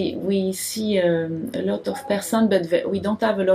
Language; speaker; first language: English; non-native, learner; French